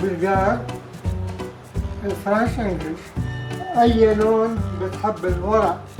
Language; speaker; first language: Arabic; native; Arabic